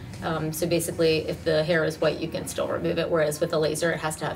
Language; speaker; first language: English; native; English